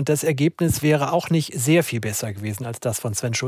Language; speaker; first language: German; native; German